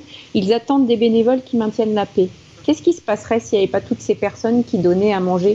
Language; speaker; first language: French; native; French